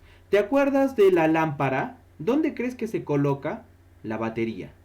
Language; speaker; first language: Spanish; native; Spanish